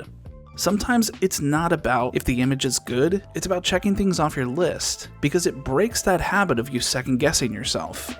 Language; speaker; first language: English; native; English